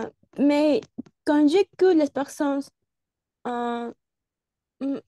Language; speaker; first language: French; non-native, learner; Spanish